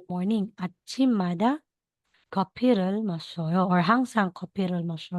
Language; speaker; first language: Korean; non-native, learner; Filipino